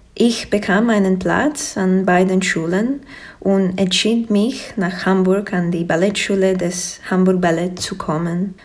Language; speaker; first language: German; non-native, fluent; Slovak